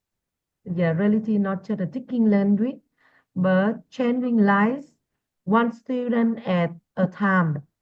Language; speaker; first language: English; non-native, learner; Vietnamese